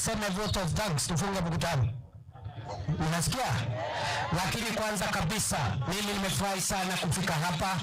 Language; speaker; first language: Swahili; non-native, local second language; Meru